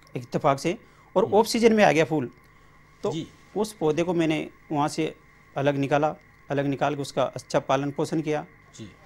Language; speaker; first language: Hindi; native; Hindi